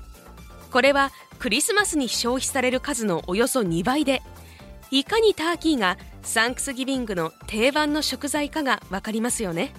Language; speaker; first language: Japanese; native; Japanese